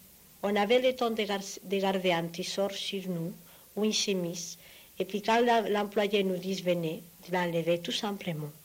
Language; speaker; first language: French; non-native, fluent; Spanish